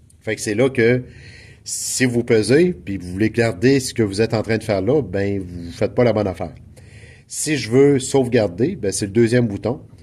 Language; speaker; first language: French; native; French